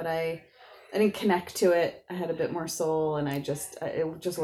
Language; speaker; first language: English; native; English